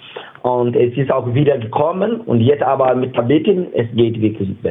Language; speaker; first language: German; non-native, learner; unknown